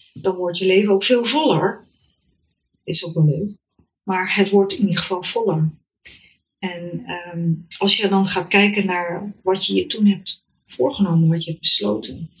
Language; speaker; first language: Dutch; native; Dutch